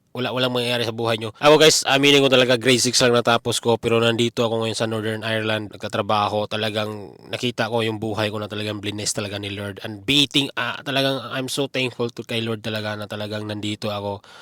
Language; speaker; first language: Filipino; non-native, local second language; Cebuano